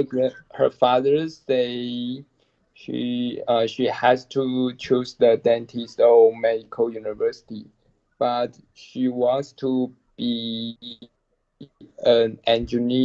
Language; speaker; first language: English; non-native, learner; Chinese